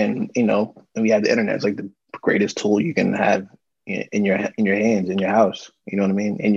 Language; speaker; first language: English; native; English